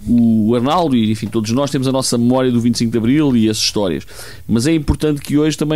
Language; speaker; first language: Portuguese; native; Portuguese